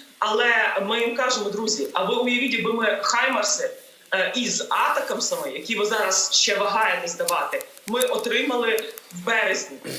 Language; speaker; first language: Ukrainian; native; Ukrainian